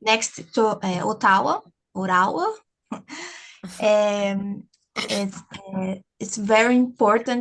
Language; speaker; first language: English; non-native, learner; Portuguese